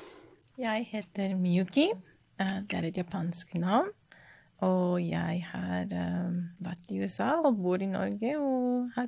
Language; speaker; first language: Norwegian; non-native, fluent; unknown